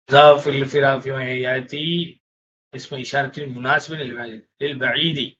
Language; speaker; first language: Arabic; non-native, fluent; Tamil